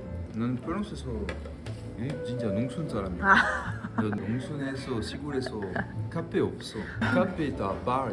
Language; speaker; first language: Korean; non-native, learner; French